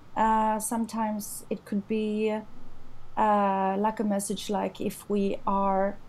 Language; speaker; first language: English; non-native, fluent; Swedish